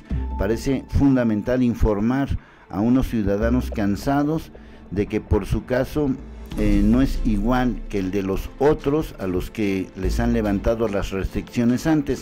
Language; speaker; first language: Spanish; native; Spanish